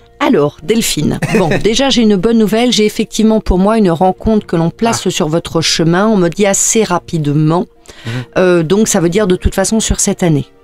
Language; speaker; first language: French; native; French